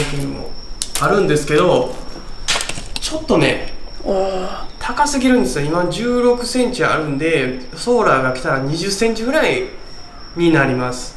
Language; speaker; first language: Japanese; native; Japanese